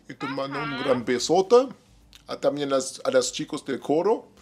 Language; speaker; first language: Spanish; non-native, learner; German